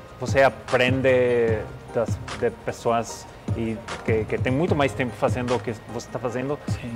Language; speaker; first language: Portuguese; non-native, learner; Spanish